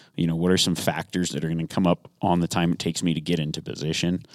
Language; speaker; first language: English; native; English